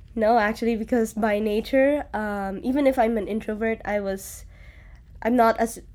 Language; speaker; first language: English; native; English